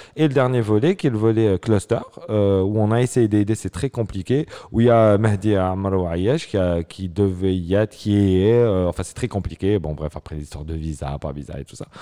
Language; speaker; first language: French; non-native, local second language; Arabic